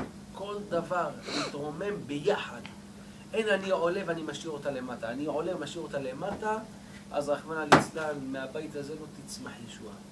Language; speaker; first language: Hebrew; native; Hebrew